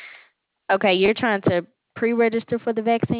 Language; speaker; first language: English; native; English